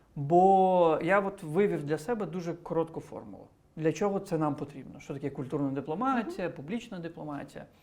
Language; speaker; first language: Ukrainian; non-native, local second language; Crimean Tatar